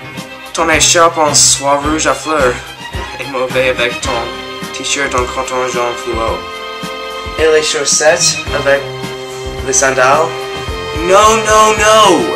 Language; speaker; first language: French; non-native, learner; English